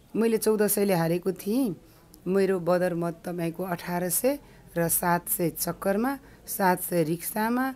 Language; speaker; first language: Nepali; non-native, local second language; Maithili